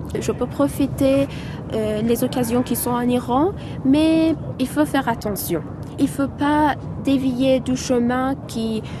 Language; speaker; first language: French; non-native, fluent; Persian